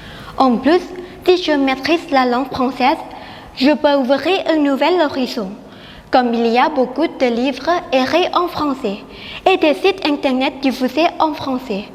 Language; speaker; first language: French; non-native, learner; Thai